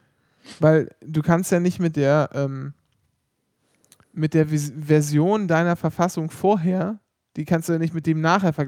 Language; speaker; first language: German; native; German